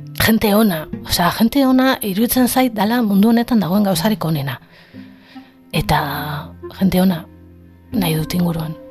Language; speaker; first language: Basque; non-native, local second language; Spanish